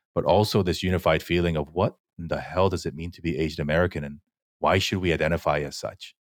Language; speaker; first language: English; early bilingual, other home language; Korean